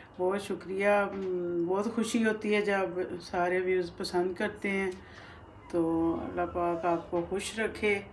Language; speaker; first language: Hindi; native; Hindi